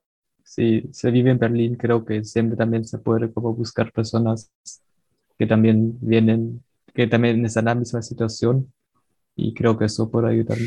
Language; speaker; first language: Spanish; early bilingual, heritage; Spanish